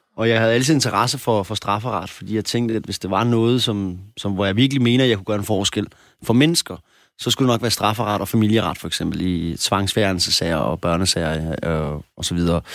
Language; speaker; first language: Danish; early bilingual, other home language; Persian